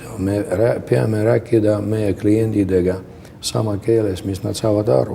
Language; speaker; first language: Estonian; non-native, local second language; Russian